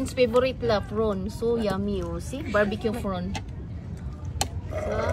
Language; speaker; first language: English; non-native, local second language; Filipino